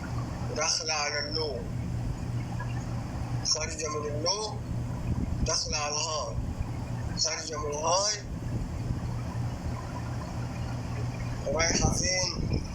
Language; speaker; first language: Arabic; native; Arabic